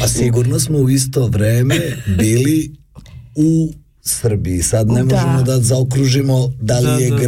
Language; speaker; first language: Serbian; native; Serbian